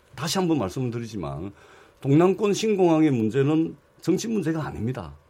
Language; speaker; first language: Korean; native; Korean